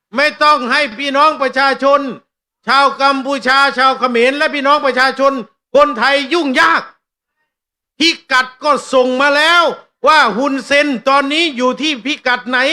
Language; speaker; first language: Thai; non-native, local second language; Northeastern Thai